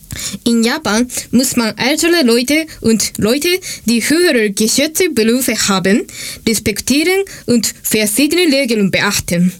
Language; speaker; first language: German; non-native, fluent; Japanese